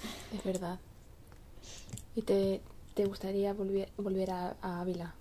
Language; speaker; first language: Spanish; non-native, learner; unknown